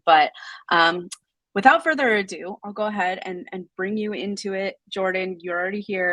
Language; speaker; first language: English; native; English